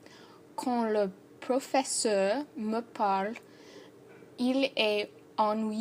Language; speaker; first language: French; non-native, learner; English